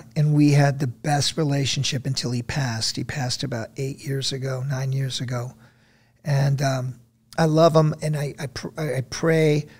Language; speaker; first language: English; native; English